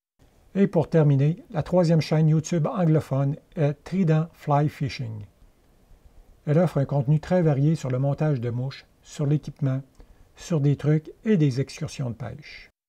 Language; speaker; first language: French; native; French